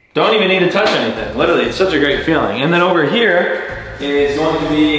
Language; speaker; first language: English; native; English